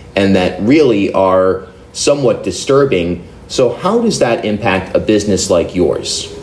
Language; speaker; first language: English; native; English